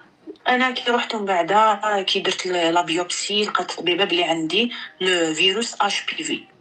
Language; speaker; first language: Arabic; native; Arabic